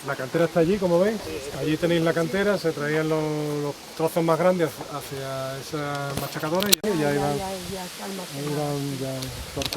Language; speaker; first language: Spanish; native; Spanish